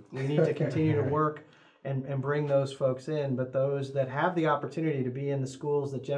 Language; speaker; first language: English; native; English